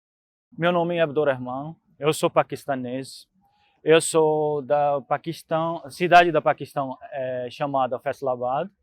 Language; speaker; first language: Portuguese; non-native, fluent; Punjabi